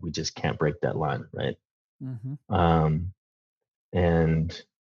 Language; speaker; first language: English; native; English